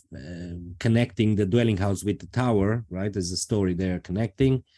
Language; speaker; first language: English; non-native, fluent; Romanian